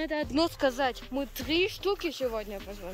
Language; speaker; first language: Russian; early bilingual, heritage; Russian